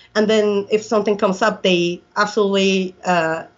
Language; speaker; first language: English; non-native, fluent; Spanish